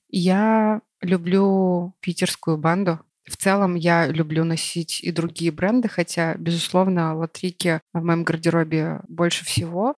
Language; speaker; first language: Russian; native; Russian